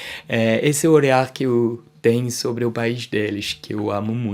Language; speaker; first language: Portuguese; non-native, fluent; French